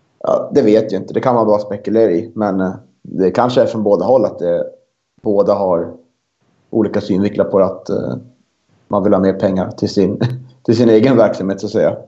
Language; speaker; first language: Swedish; native; Swedish